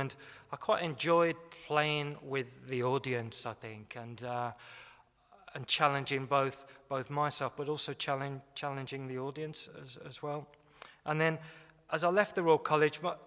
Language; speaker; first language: English; native; English